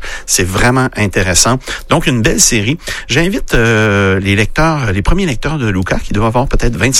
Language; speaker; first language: French; native; French